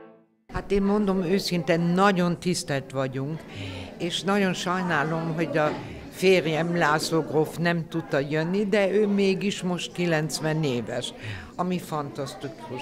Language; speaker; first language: Hungarian; non-native, fluent; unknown